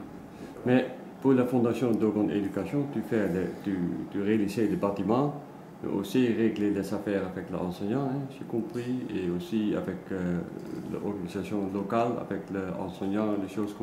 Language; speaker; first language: French; non-native, learner; Dutch